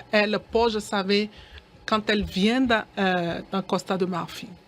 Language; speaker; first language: Portuguese; non-native, learner; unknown